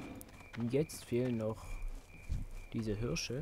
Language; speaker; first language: German; native; German